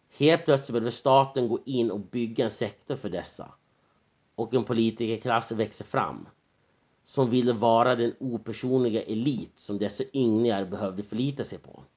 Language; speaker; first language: Swedish; native; Swedish